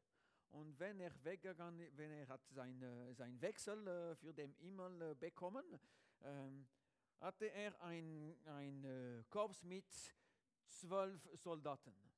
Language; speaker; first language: German; non-native, learner; French